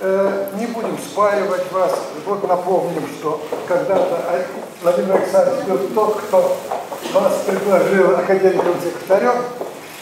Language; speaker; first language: Russian; non-native, local second language; Romanian